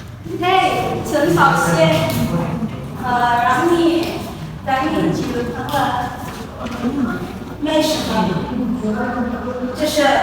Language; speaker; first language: Chinese; non-native, fluent; Indonesian